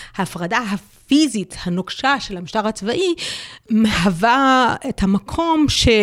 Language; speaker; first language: Hebrew; non-native, local second language; Arabic